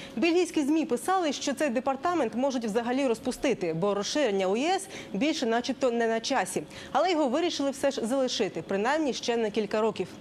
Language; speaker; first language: Ukrainian; native; Ukrainian